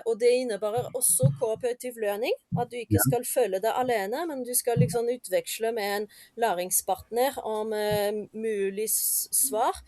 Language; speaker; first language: Norwegian; non-native, fluent; French